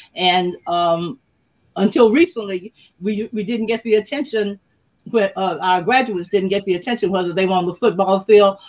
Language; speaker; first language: English; native; English